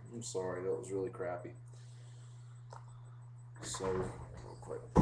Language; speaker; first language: English; native; English